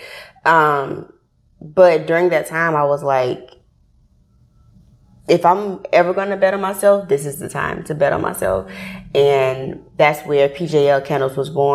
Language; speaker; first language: English; native; English